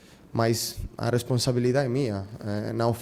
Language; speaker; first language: Portuguese; non-native, fluent; Spanish